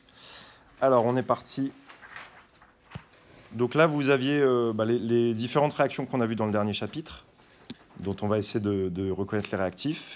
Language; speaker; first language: French; native; French